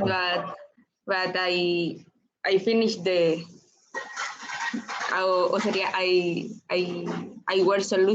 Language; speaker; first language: English; non-native, learner; Spanish